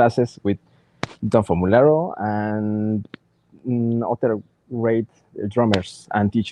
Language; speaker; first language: English; non-native, learner; Spanish